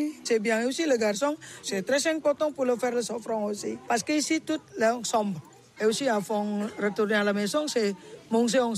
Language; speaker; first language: French; non-native, learner; Balinese